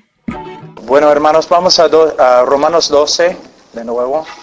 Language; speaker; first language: Spanish; non-native, fluent; English